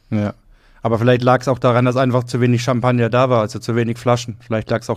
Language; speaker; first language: German; native; German